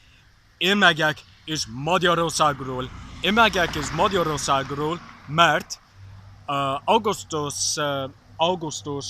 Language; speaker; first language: Hungarian; non-native, learner; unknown